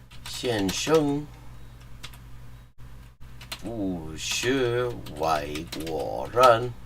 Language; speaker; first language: Chinese; non-native, learner; English